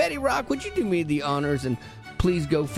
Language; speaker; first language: English; native; English